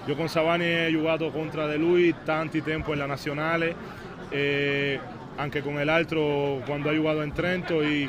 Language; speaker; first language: Italian; non-native, fluent; Spanish